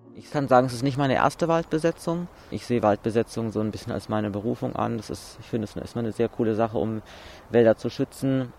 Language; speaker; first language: German; native; German